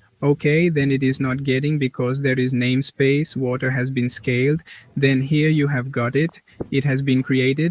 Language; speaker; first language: English; non-native, learner; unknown